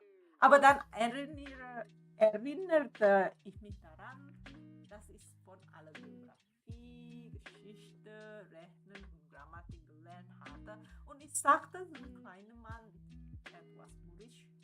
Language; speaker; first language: German; non-native, learner; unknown